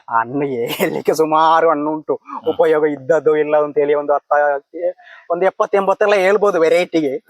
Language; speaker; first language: Kannada; native; Kannada